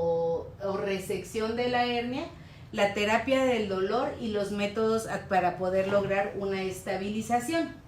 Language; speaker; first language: Spanish; native; Spanish